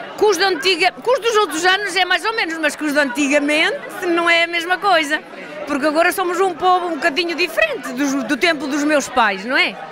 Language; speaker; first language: Portuguese; native; Portuguese